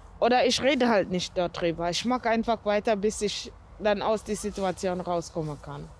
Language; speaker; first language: German; non-native, fluent; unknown